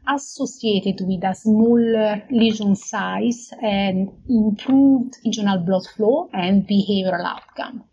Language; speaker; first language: English; non-native, fluent; Italian